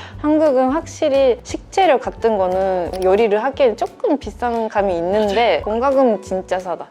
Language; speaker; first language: Korean; non-native, fluent; Japanese